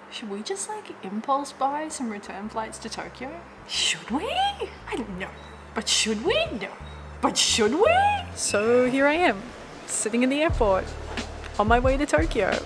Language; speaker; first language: English; native; English